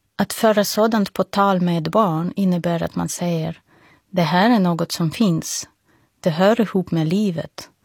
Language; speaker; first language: Swedish; non-native, fluent; Russian